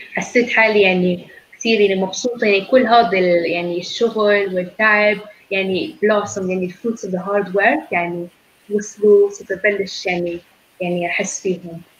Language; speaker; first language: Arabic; early bilingual, heritage; Arabic